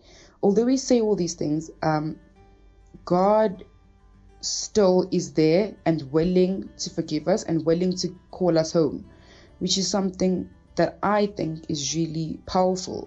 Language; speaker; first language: English; early bilingual, other home language; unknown